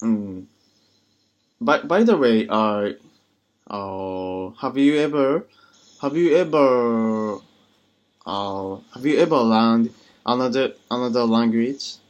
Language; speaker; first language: English; non-native, learner; Japanese